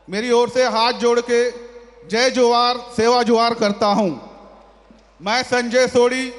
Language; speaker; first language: Hindi; native; Hindi